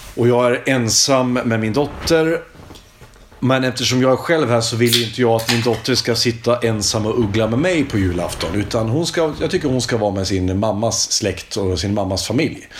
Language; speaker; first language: Swedish; native; Swedish